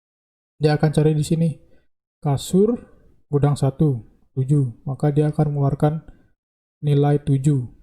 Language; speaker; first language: Indonesian; native; Indonesian